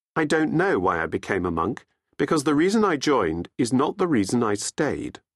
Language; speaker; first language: English; native; English